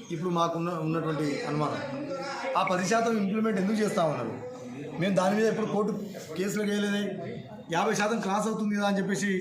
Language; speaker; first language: Telugu; non-native, local second language; Lambadi